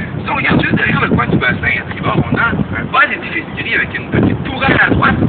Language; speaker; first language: French; native; French